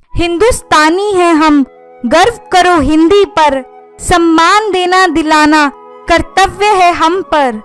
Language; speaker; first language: Hindi; native; Hindi